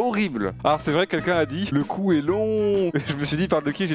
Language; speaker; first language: French; native; French